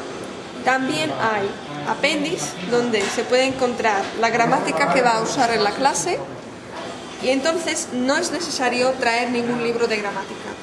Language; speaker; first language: Spanish; non-native, fluent; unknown